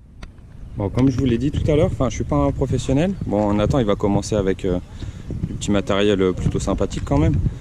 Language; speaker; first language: French; native; French